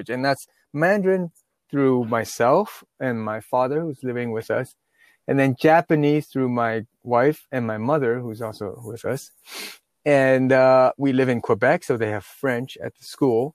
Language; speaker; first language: English; non-native, fluent; Chinese